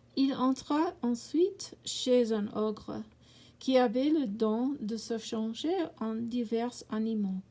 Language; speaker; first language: French; non-native, learner; English